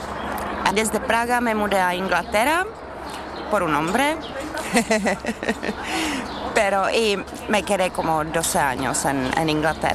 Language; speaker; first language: Spanish; non-native, fluent; Czech